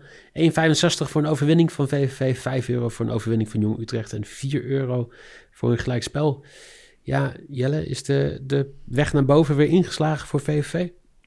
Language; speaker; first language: Dutch; native; Dutch